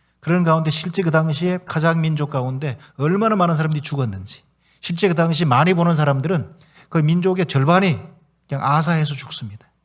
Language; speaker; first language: Korean; native; Korean